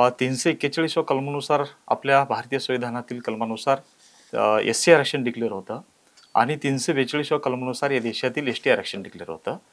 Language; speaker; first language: Marathi; non-native, local second language; Lambadi